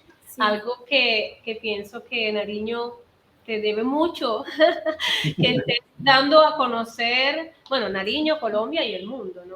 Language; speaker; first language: Spanish; native; Spanish